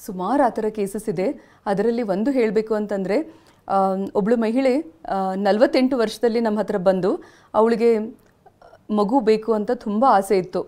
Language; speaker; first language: Kannada; native; Kannada